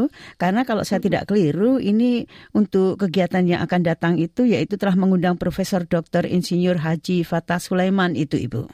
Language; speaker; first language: Indonesian; native; Indonesian